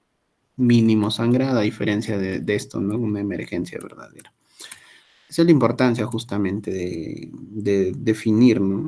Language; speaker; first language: Spanish; native; Spanish